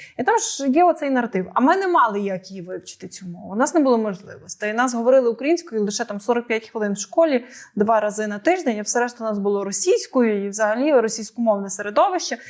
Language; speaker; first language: Ukrainian; native; Ukrainian